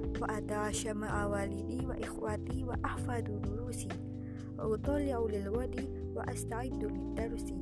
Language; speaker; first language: Arabic; non-native, learner; Indonesian